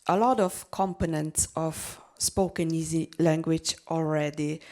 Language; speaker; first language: English; non-native, fluent; Slovenian